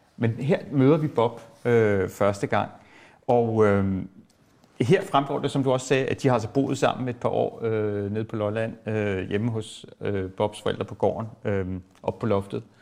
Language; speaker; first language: Danish; native; Danish